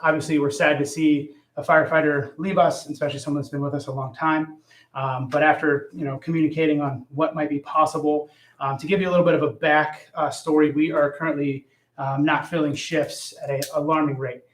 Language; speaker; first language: English; native; English